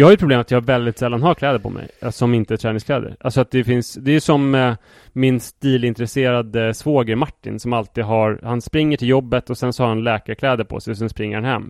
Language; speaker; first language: Swedish; native; Swedish